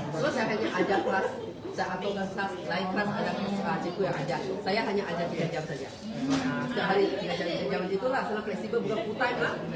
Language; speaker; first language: Malay; non-native, local second language; Chinese